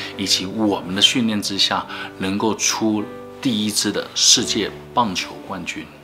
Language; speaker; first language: Chinese; native; Chinese